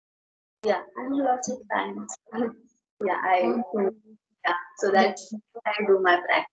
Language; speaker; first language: English; non-native, learner; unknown